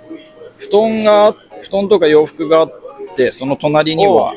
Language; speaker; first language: Japanese; native; Japanese